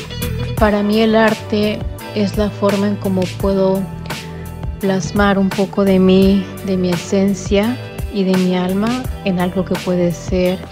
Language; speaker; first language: Spanish; native; Spanish